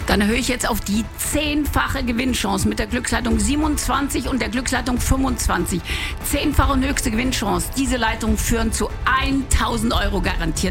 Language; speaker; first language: German; native; German